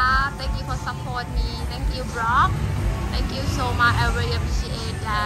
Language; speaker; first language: English; non-native, learner; Thai